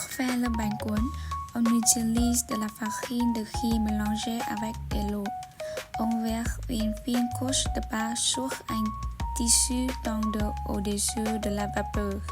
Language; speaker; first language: French; non-native, learner; Vietnamese